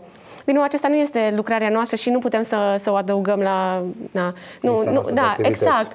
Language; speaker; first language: Romanian; native; Romanian